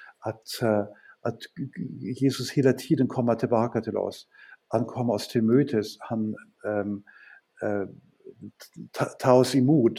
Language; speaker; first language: Swedish; non-native, fluent; German